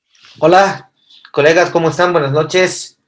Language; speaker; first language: Spanish; native; Spanish